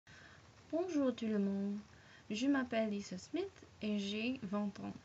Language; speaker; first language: French; non-native, learner; English